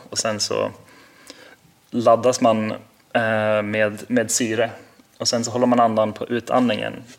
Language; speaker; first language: Swedish; early bilingual, heritage; Swedish